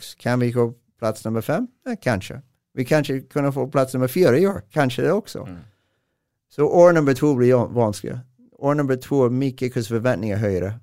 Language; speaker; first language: Swedish; non-native, fluent; English